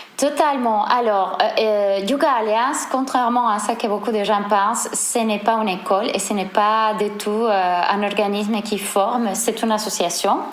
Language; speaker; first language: French; non-native, fluent; Spanish